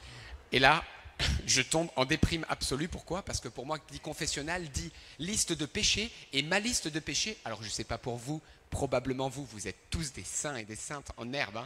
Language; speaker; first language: French; early bilingual, other home language; Arabic